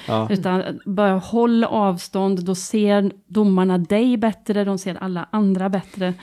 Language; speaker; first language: Swedish; native; Swedish